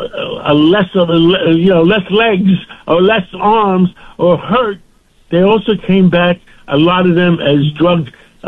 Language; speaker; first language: English; non-native, local second language; Greek